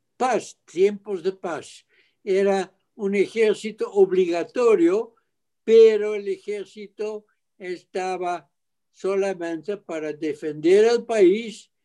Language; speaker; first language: Spanish; non-native, fluent; Dutch